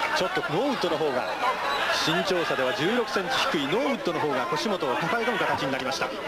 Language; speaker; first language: Japanese; native; Japanese